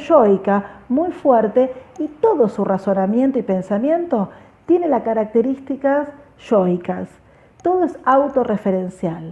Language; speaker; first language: Spanish; native; Spanish